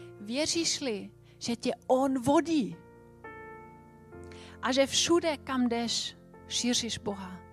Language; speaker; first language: Czech; non-native, fluent; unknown